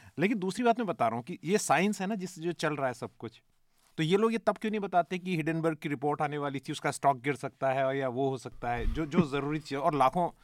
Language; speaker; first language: Hindi; native; Hindi